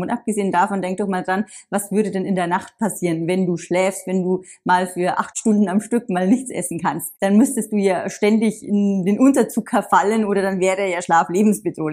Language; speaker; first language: German; native; German